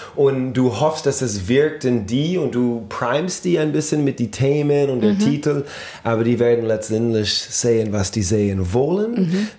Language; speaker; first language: German; non-native, fluent; English